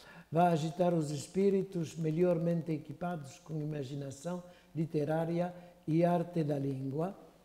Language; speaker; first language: Portuguese; non-native, fluent; French